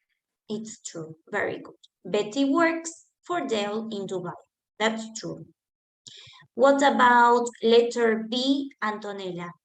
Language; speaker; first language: English; non-native, fluent; Spanish